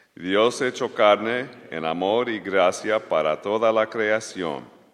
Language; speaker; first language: Spanish; native; Spanish